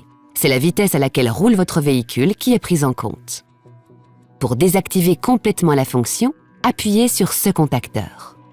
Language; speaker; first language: French; native; French